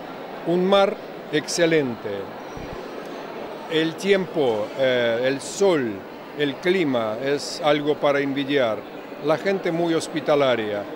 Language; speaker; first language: Spanish; non-native, fluent; Russian